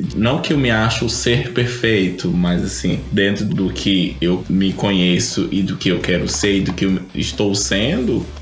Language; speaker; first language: Portuguese; native; Portuguese